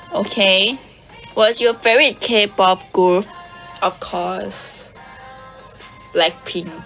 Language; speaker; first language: English; non-native, learner; Thai